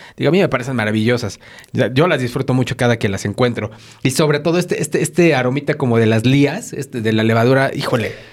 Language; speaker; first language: Spanish; native; Spanish